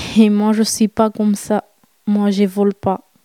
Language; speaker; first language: French; non-native, learner; Romany